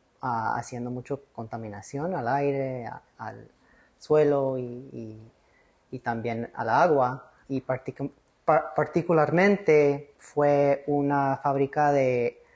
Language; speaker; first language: Spanish; early bilingual, heritage; English